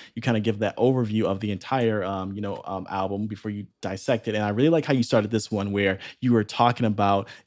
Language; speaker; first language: English; native; English